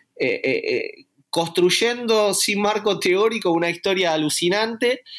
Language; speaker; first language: Spanish; native; Spanish